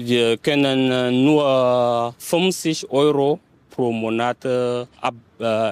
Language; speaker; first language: German; non-native, learner; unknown